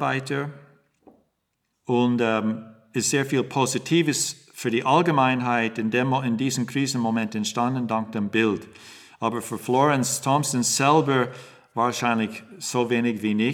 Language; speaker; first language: German; non-native, fluent; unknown